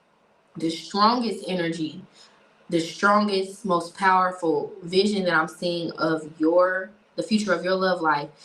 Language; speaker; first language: English; native; English